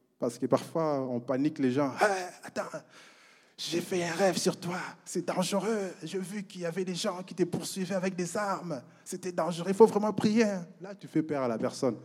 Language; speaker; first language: French; non-native, local second language; Lingala